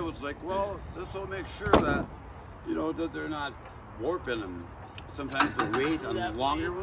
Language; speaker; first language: English; native; English